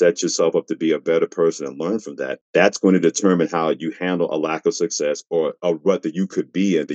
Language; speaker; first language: English; native; English